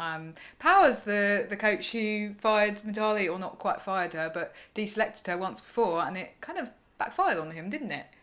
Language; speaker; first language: English; native; English